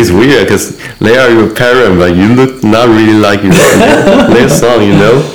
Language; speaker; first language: English; non-native, learner; Chinese